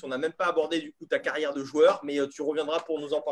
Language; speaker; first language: French; native; French